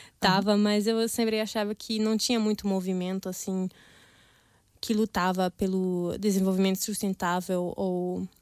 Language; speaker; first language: Portuguese; non-native, fluent; German